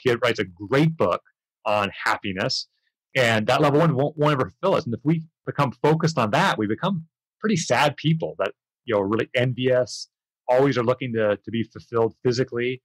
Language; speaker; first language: English; early bilingual, other home language; Spanish